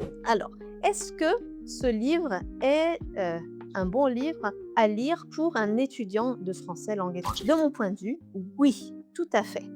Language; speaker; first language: French; native; French